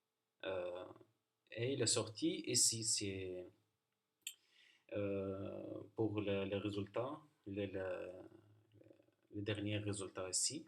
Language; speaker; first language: French; non-native, learner; Arabic